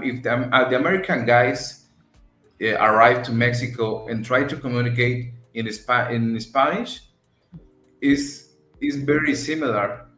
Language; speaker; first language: English; non-native, learner; Spanish